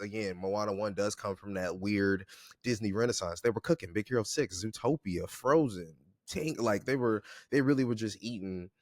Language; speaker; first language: English; native; English